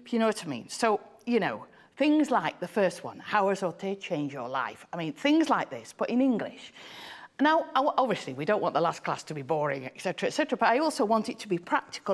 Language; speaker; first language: English; native; English